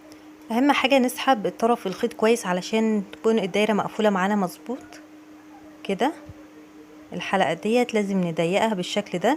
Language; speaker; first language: Arabic; native; Arabic